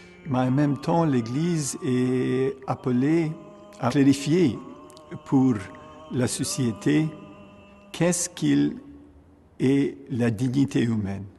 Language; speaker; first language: French; non-native, fluent; Ukrainian